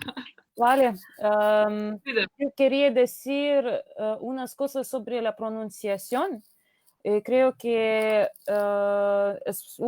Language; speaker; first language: Spanish; non-native, fluent; Lithuanian